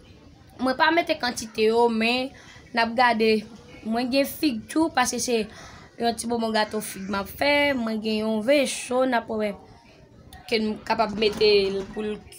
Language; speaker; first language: French; non-native, learner; Haitian Creole